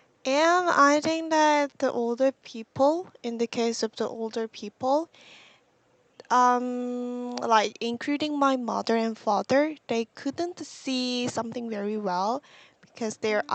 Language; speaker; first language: English; non-native, learner; Korean